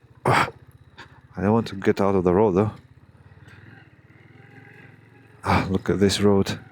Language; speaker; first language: English; non-native, fluent; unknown